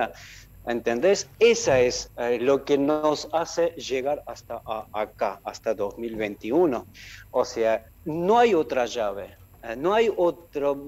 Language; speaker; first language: Spanish; non-native, fluent; Armenian